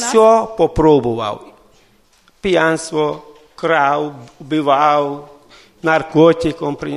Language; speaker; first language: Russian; non-native, local second language; Ukrainian